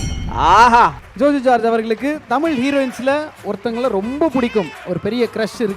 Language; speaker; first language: Tamil; native; Tamil